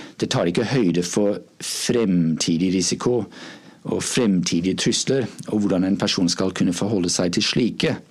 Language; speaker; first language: Norwegian; non-native, fluent; English